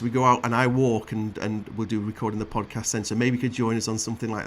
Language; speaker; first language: English; native; English